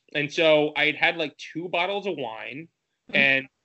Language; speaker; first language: English; native; English